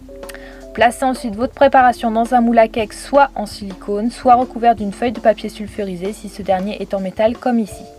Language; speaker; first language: French; native; French